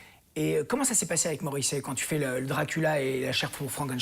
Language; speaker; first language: French; native; French